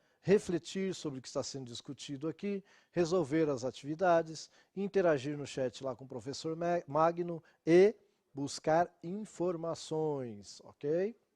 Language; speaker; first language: Portuguese; native; Portuguese